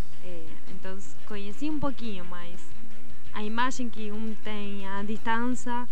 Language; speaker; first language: Portuguese; non-native, learner; Spanish